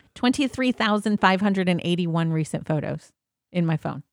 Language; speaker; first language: English; native; English